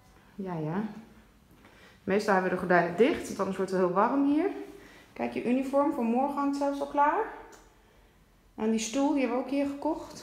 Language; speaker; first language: Dutch; native; Dutch